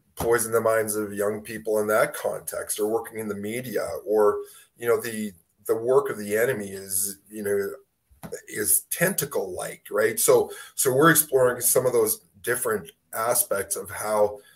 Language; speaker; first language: English; native; English